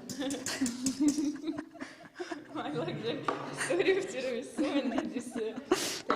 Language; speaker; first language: English; non-native, fluent; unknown